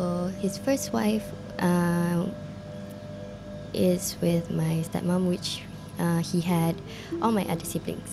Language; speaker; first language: English; non-native, local second language; Malay